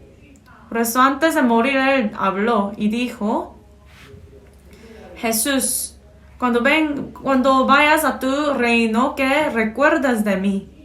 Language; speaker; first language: Spanish; non-native, fluent; Korean